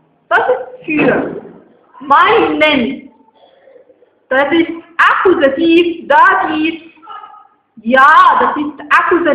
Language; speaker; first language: German; non-native, fluent; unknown